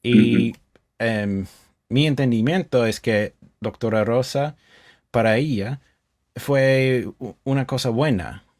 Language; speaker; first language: Spanish; non-native, fluent; English